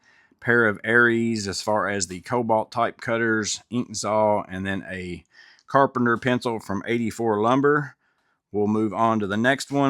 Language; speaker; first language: English; native; English